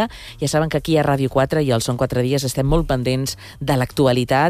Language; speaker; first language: Catalan; native; Catalan